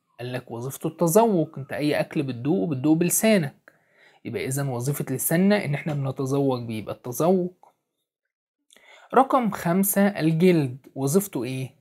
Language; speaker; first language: Arabic; native; Arabic